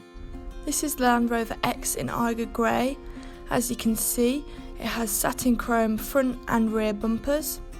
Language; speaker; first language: English; native; English